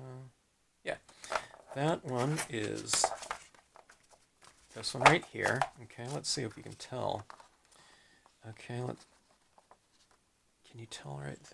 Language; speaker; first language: English; native; English